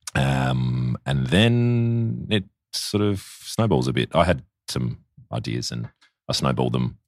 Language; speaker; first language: English; native; English